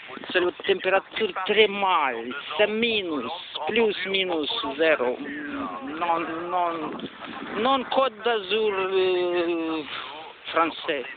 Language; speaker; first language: French; non-native, learner; Romanian